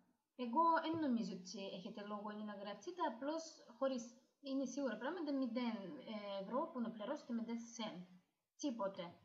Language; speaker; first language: Greek; non-native, learner; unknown